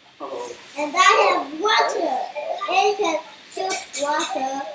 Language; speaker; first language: English; non-native, learner; Chinese